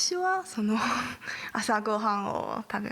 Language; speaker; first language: Japanese; non-native, learner; Chinese